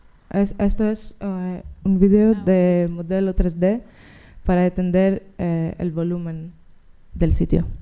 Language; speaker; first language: Spanish; non-native, learner; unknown